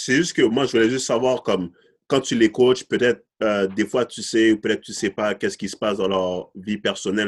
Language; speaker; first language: French; native; French